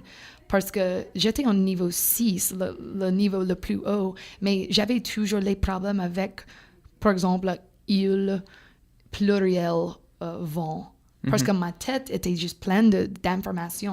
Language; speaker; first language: French; non-native, fluent; English